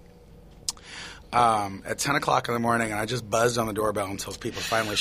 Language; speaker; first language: English; native; English